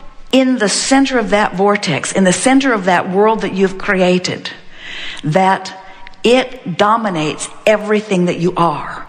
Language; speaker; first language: English; native; English